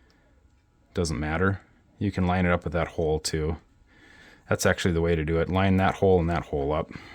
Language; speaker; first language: English; native; English